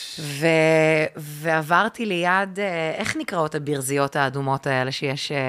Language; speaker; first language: Hebrew; early bilingual, other home language; Russian